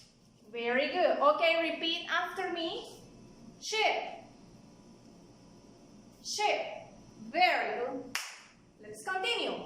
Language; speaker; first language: English; non-native, fluent; Spanish